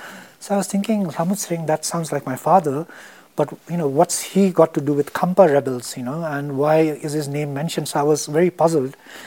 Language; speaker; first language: English; non-native, local second language; Tibetan